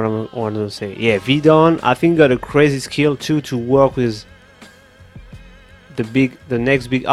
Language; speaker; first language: English; non-native, fluent; French